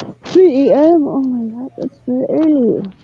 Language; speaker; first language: English; non-native, local second language; Cebuano